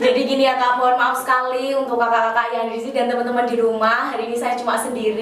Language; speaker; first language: Indonesian; native; Indonesian